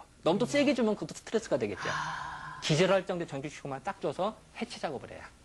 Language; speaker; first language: Korean; native; Korean